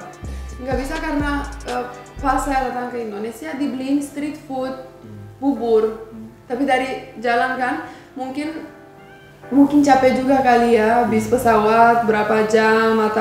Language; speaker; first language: Indonesian; non-native, fluent; Romanian